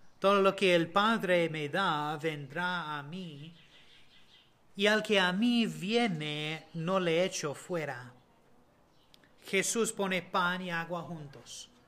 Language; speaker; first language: Spanish; non-native, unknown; English